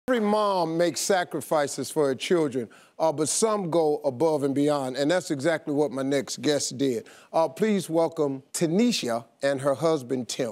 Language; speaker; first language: English; native; English